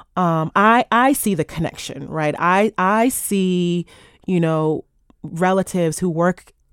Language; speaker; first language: English; native; English